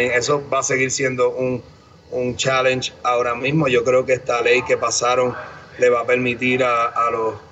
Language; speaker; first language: Spanish; native; Spanish